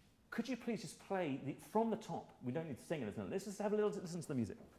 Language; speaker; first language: English; native; English